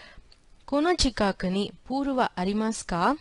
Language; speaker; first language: Japanese; non-native, fluent; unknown